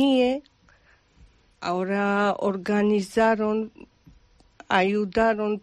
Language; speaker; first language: Spanish; non-native, learner; Georgian